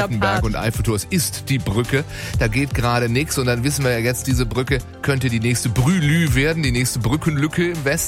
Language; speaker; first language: German; native; German